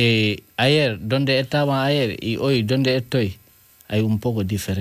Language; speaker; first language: Spanish; non-native, learner; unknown